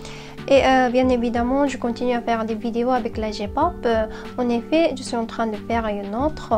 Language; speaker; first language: French; non-native, fluent; Japanese